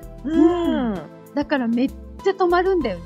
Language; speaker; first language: Japanese; native; Japanese